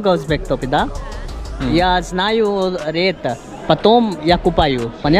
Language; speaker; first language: Russian; non-native, learner; Hindi